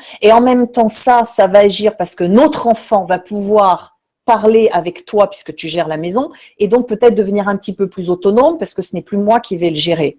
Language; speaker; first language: French; native; French